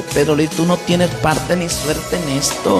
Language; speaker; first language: Spanish; native; Spanish